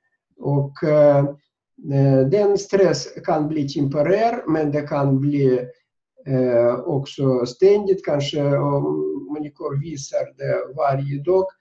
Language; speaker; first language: Swedish; non-native, fluent; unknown